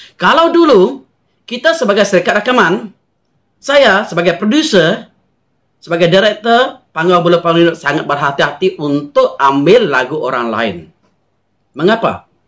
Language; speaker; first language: Malay; non-native, local second language; Iban